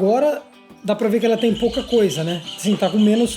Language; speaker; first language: Portuguese; native; Portuguese